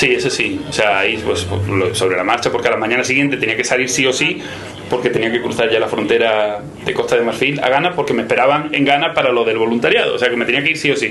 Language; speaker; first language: Spanish; native; Spanish